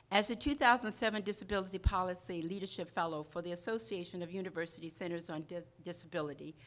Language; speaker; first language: English; non-native, fluent; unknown